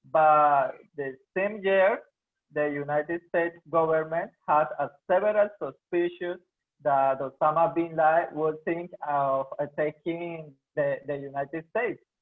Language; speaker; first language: English; non-native, learner; Spanish